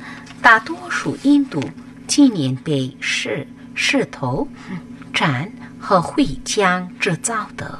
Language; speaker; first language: Chinese; non-native, fluent; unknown